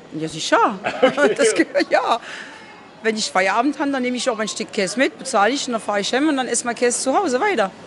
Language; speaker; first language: German; non-native, fluent; French